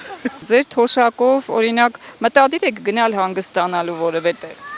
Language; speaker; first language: Armenian; native; Armenian